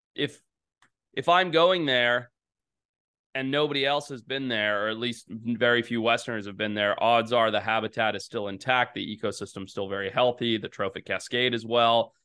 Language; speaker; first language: English; native; English